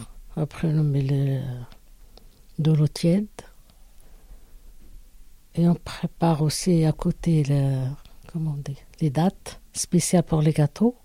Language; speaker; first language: French; non-native, learner; Arabic